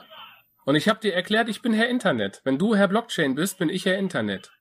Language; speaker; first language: German; native; German